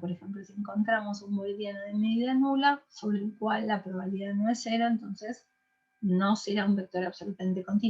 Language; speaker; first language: Spanish; native; Spanish